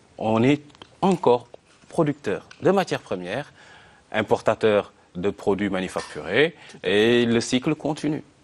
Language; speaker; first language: French; non-native, local second language; Arabic